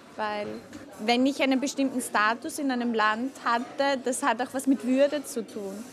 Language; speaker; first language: German; native; German